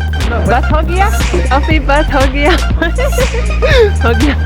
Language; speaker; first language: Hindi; non-native, learner; Chinese